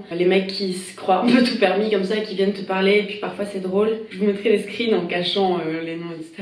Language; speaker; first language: French; native; French